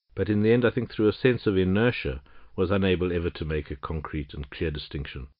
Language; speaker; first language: English; native; English